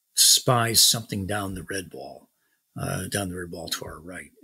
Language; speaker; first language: English; native; English